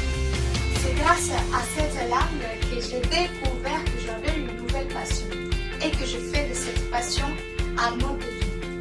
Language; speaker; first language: French; non-native, fluent; Spanish